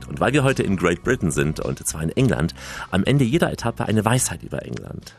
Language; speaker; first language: German; non-native, fluent; Russian